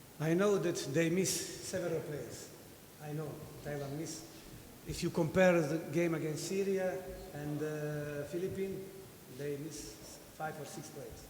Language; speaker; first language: English; non-native, fluent; Serbian